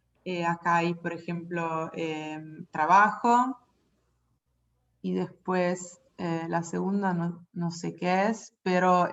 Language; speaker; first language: Spanish; non-native, fluent; Italian